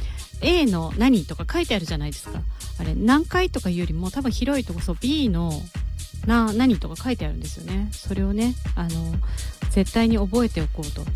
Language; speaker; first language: Japanese; native; Japanese